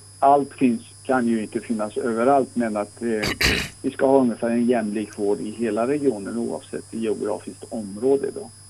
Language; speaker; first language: Swedish; non-native, fluent; Persian